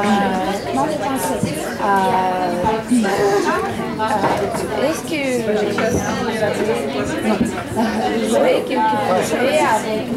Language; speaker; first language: French; non-native, learner; Russian